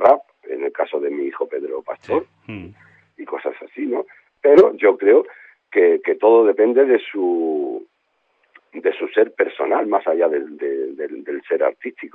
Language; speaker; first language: Spanish; native; Spanish